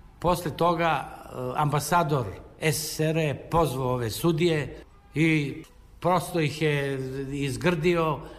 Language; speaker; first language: Serbian; native; Serbian